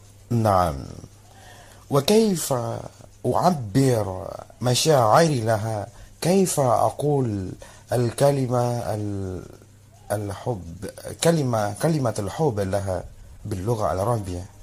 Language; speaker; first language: Arabic; non-native, learner; Indonesian